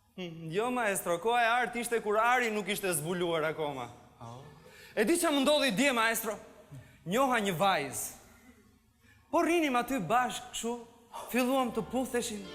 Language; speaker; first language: Albanian; native; Albanian